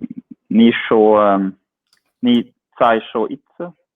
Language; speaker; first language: Chinese; non-native, learner; Swedish